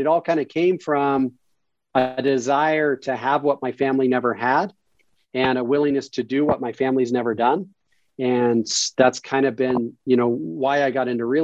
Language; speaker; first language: English; native; English